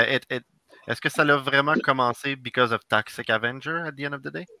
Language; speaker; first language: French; native; French